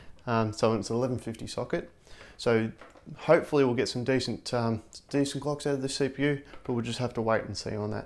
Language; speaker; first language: English; native; English